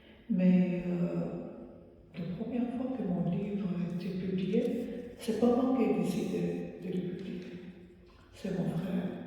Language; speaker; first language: French; non-native, fluent; Arabic